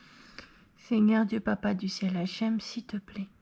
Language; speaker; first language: French; native; French